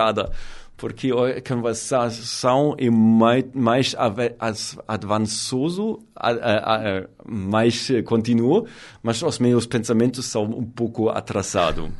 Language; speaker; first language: Portuguese; non-native, learner; German